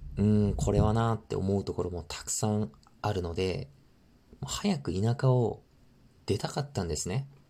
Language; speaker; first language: Japanese; native; Japanese